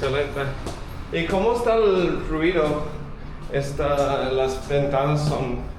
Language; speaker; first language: Spanish; non-native, fluent; English